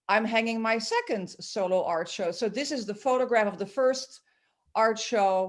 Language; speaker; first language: English; non-native, fluent; Dutch